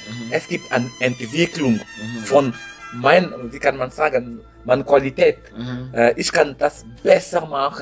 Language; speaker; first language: German; non-native, learner; French